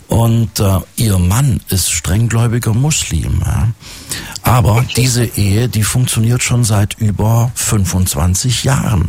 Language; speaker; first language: German; native; German